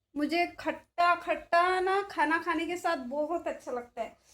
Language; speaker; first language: Hindi; non-native, local second language; Marathi